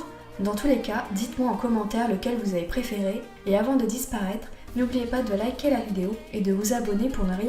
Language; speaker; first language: French; native; French